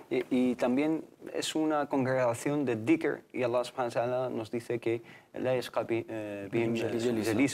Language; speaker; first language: Spanish; native; Spanish